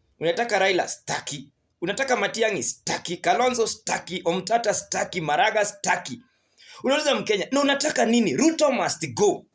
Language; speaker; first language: Swahili; native; Swahili